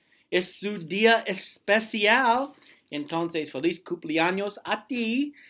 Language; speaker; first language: Spanish; non-native, learner; English